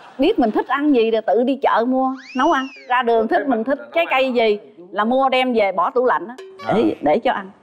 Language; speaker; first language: Vietnamese; native; Vietnamese